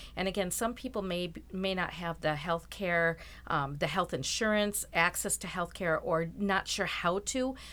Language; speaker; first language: English; native; English